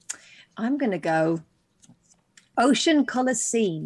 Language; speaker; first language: English; native; English